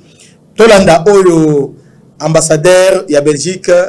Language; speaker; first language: French; non-native, local second language; Lingala